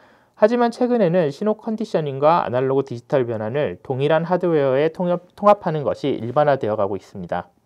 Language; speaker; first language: Korean; native; Korean